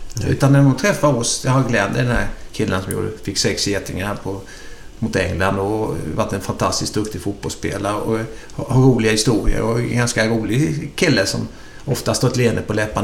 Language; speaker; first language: Swedish; native; Swedish